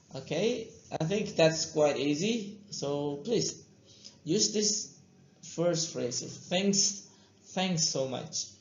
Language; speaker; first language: English; non-native, fluent; Indonesian